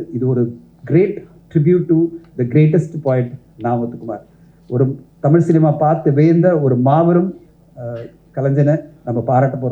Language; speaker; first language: Tamil; native; Tamil